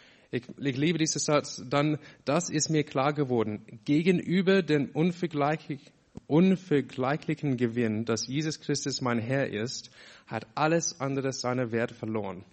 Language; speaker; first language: German; non-native, fluent; English